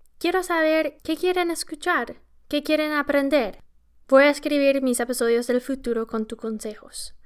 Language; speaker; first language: Spanish; non-native, learner; English